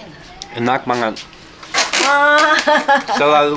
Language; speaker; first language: Indonesian; non-native, learner; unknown